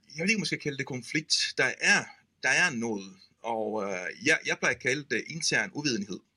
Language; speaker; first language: Danish; non-native, fluent; Italian